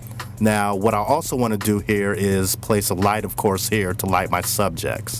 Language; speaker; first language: English; native; English